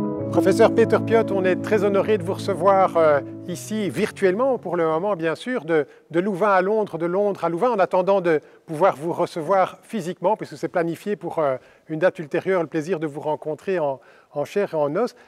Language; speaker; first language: French; native; French